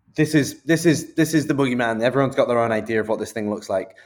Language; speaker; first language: English; native; English